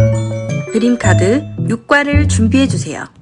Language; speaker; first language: Korean; native; Korean